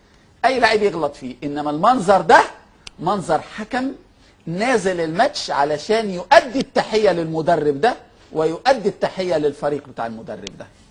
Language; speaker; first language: Arabic; native; Arabic